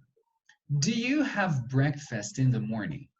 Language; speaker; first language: English; non-native, fluent; Portuguese